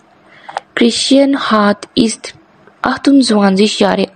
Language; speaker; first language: German; non-native, learner; Urdu